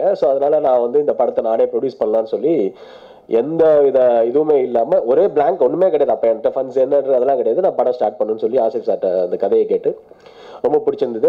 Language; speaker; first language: Tamil; native; Tamil